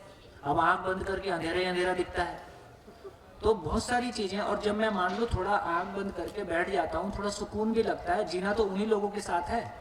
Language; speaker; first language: Hindi; native; Hindi